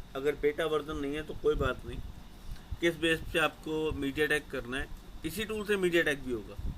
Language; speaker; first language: Hindi; native; Hindi